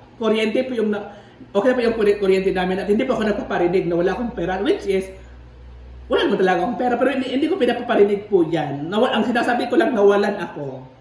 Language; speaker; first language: Filipino; native; Filipino